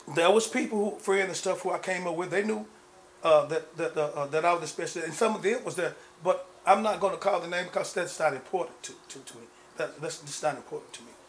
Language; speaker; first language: English; native; English